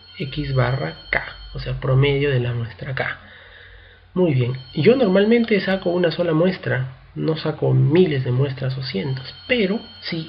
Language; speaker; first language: Spanish; native; Spanish